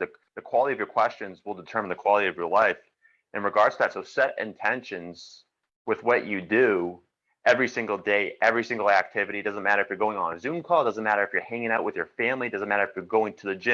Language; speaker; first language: English; native; English